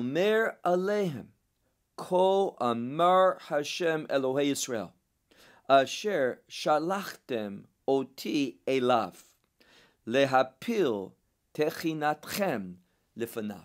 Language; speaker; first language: Hebrew; non-native, fluent; English